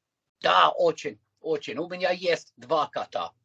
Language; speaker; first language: Russian; non-native, learner; English